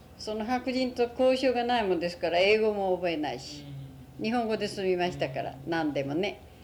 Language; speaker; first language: Japanese; native; Japanese